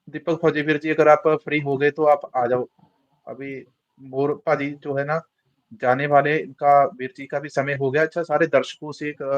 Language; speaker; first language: Hindi; non-native, local second language; Punjabi